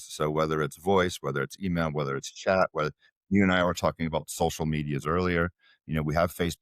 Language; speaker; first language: English; native; English